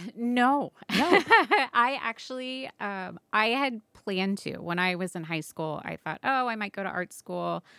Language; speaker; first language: English; native; English